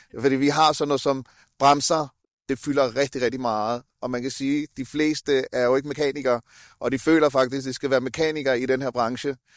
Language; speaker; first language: Danish; early bilingual, other home language; Urdu